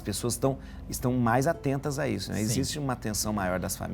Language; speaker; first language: Portuguese; native; Portuguese